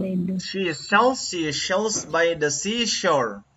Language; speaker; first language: English; non-native, learner; Indonesian